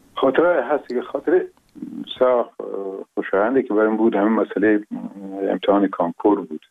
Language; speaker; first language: Persian; non-native, local second language; Pashto